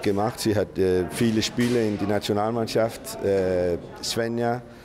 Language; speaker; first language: German; non-native, learner; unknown